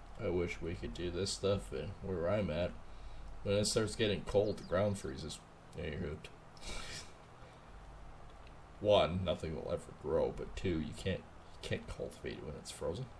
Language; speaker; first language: English; native; English